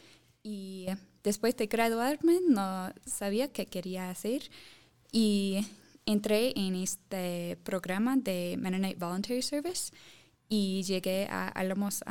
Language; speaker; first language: Spanish; non-native, fluent; English